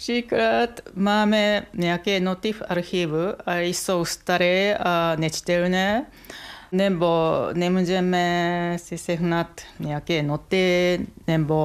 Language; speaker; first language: Czech; non-native, fluent; Japanese